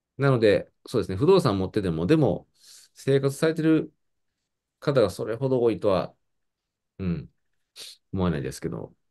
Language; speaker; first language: Japanese; native; Japanese